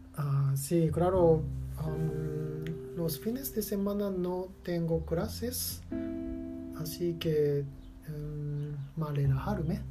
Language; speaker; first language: Spanish; non-native, learner; Japanese